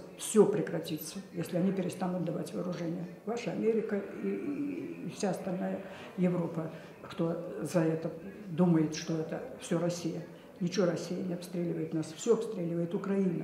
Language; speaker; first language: Russian; native; Russian